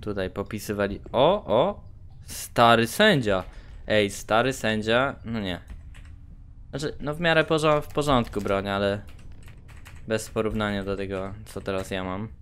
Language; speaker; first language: Polish; native; Polish